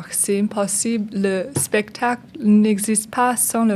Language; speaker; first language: French; non-native, learner; English